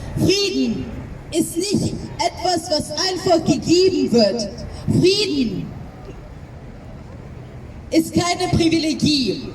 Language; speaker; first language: German; non-native, fluent; Ukrainian